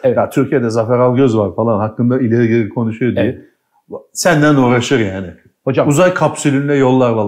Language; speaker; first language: Turkish; native; Turkish